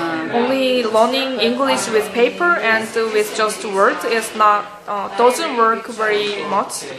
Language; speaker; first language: English; non-native, learner; Korean